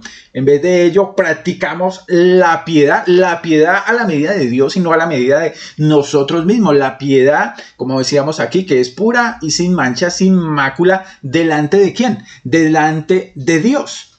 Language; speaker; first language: Spanish; native; Spanish